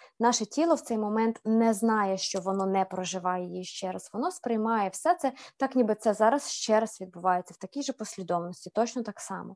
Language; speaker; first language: Ukrainian; native; Ukrainian